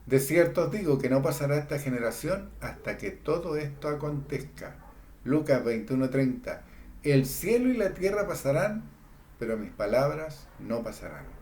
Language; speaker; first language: Spanish; native; Spanish